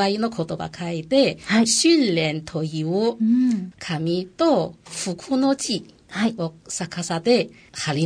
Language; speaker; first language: Japanese; non-native, local second language; Chinese